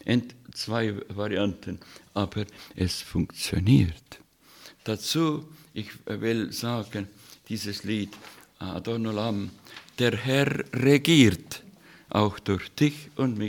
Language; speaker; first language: German; non-native, fluent; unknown